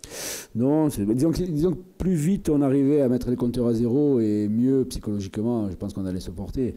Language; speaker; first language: French; native; French